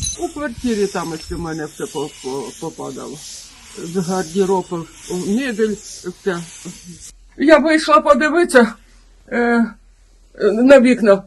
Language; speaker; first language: Ukrainian; native; Ukrainian